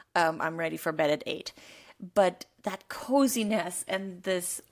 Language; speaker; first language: English; non-native, fluent; German